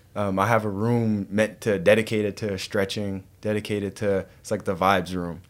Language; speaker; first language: English; native; English